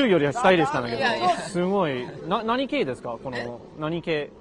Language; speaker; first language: Japanese; non-native, learner; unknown